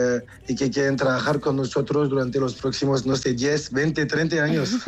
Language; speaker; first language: Spanish; non-native, learner; French